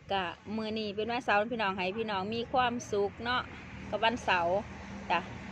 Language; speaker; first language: Thai; native; Thai